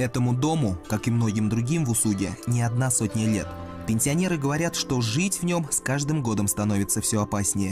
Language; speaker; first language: Russian; native; Russian